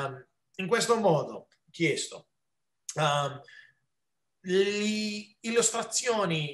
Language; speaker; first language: Italian; early bilingual, heritage; English